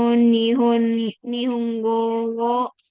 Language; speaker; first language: Japanese; non-native, learner; Filipino